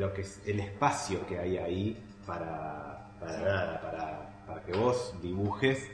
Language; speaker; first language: Spanish; native; Spanish